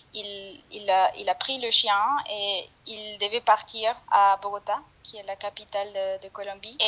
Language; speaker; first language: French; non-native, fluent; Spanish